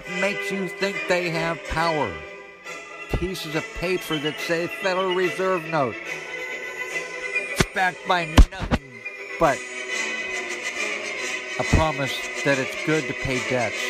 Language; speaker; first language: English; native; English